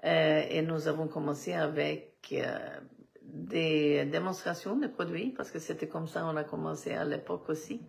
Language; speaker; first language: French; non-native, fluent; Swedish